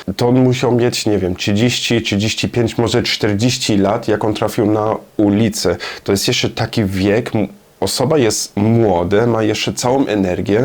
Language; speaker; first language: Polish; non-native, learner; German